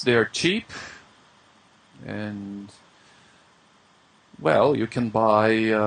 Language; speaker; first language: English; non-native, fluent; Portuguese